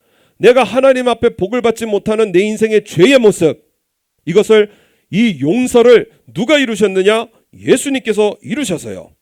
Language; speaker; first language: Korean; native; Korean